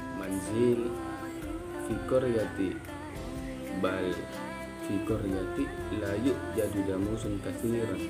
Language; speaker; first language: Arabic; non-native, learner; Indonesian